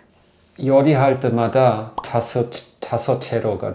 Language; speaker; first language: Korean; non-native, fluent; German